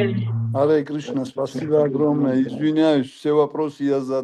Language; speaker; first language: Russian; non-native, local second language; Georgian